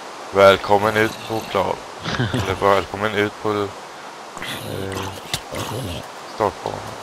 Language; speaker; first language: Swedish; native; Swedish